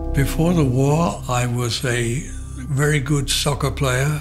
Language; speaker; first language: English; native; English